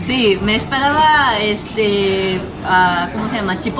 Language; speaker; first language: Spanish; non-native, fluent; Japanese